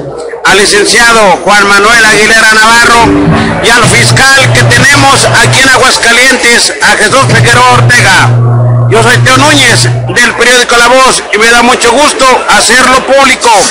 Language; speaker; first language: Spanish; native; Spanish